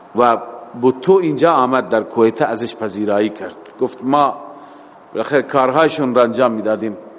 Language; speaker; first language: Persian; native; Persian